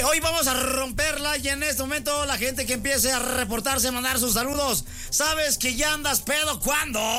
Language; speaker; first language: Spanish; native; Spanish